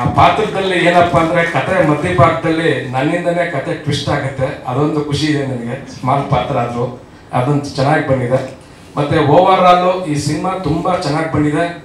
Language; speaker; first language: Kannada; native; Kannada